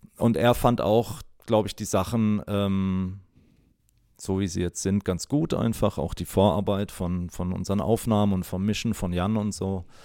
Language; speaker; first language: German; native; German